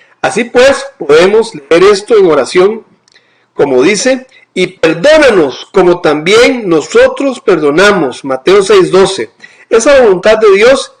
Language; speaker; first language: Spanish; native; Spanish